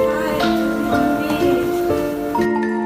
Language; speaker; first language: Japanese; non-native, learner; Indonesian